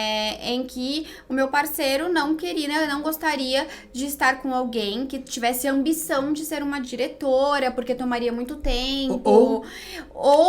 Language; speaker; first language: Portuguese; native; Portuguese